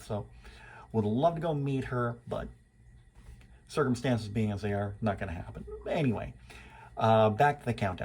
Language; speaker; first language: English; native; English